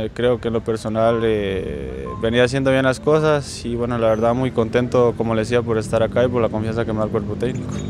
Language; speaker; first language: Spanish; native; Spanish